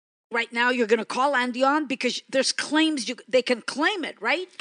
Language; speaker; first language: English; early bilingual, other home language; Greek